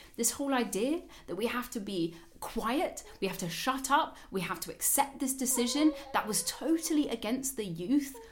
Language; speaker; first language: English; native; English